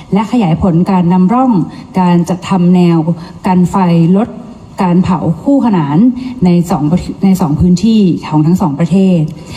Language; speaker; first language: Thai; native; Thai